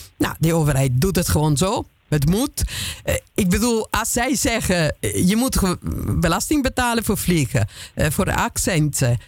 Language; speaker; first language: Dutch; non-native, fluent; Italian